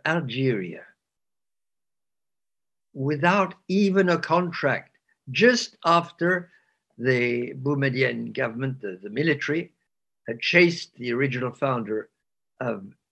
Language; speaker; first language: English; native; English